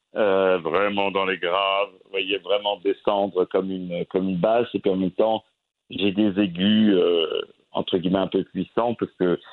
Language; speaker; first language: French; native; French